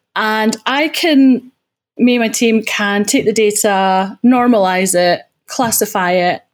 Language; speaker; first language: English; native; English